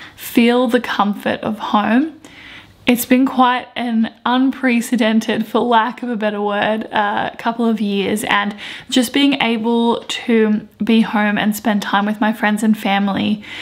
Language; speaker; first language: English; native; English